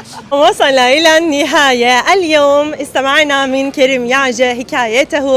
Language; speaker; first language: Arabic; non-native, fluent; Turkish